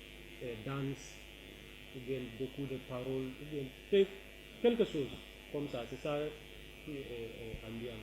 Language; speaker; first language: French; non-native, learner; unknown